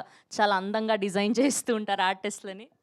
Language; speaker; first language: Telugu; native; Telugu